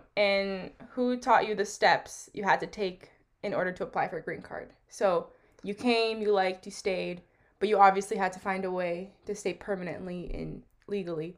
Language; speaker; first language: English; early bilingual, other home language; Portuguese